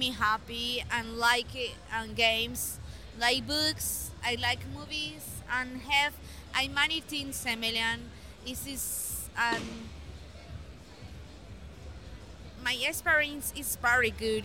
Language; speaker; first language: English; non-native, learner; Spanish